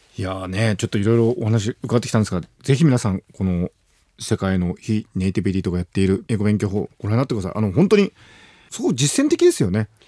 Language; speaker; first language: Japanese; native; Japanese